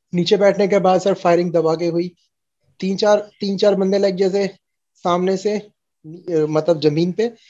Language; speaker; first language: Hindi; native; Hindi